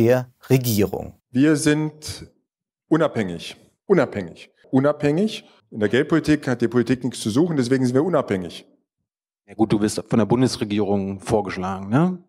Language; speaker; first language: German; native; German